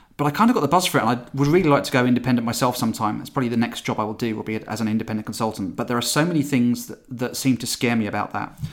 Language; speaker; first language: English; native; English